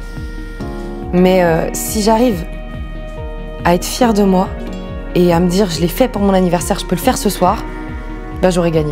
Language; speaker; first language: French; native; French